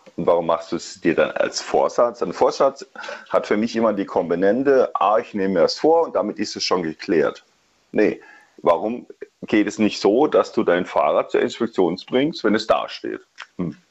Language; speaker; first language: German; native; German